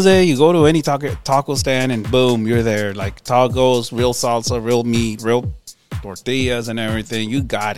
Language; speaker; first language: English; early bilingual, other home language; Spanish